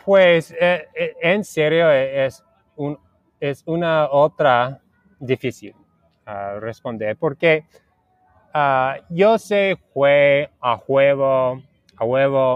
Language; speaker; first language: Spanish; non-native, learner; English